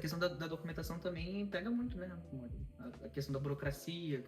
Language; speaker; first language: Portuguese; native; Portuguese